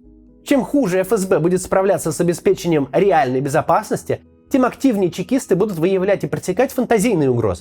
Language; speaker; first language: Russian; native; Russian